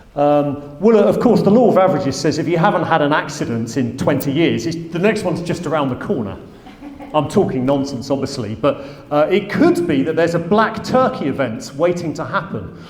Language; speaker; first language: English; native; English